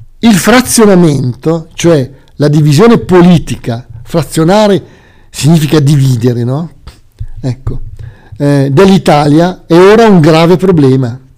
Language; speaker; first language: Italian; native; Italian